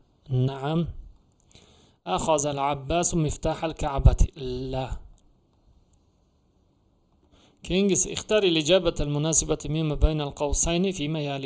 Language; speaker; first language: Arabic; non-native, fluent; Uzbek